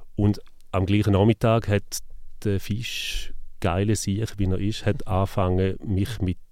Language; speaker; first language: German; native; German